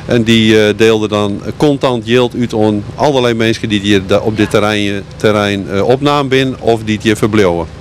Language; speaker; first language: Dutch; native; Dutch